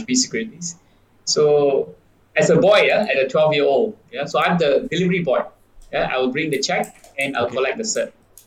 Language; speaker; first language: English; non-native, local second language; Tamil